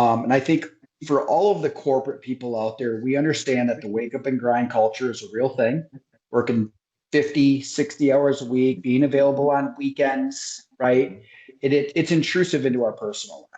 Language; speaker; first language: English; native; English